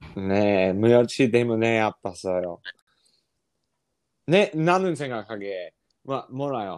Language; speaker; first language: Korean; non-native, learner; English